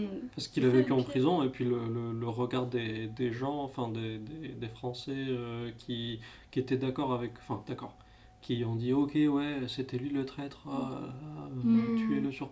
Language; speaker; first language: French; native; French